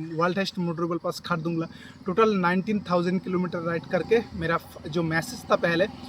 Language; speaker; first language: Hindi; non-native, local second language; Bangla